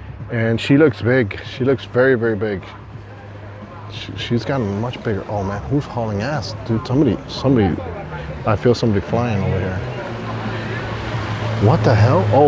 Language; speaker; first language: English; early bilingual, other home language; Spanish